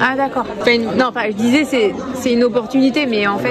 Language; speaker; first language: French; native; French